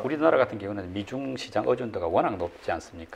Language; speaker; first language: Korean; native; Korean